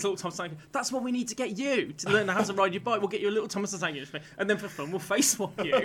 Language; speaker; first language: English; native; English